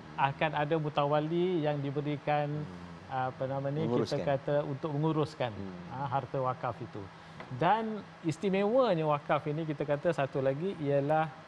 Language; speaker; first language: Malay; native; Malay